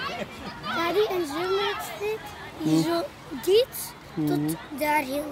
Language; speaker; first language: Dutch; early bilingual, other home language; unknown